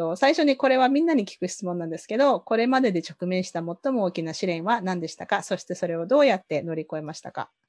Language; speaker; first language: Japanese; native; Japanese